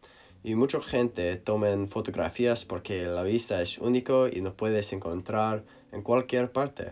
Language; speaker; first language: Spanish; non-native, learner; English